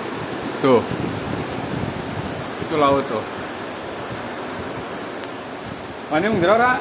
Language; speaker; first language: Indonesian; native; Indonesian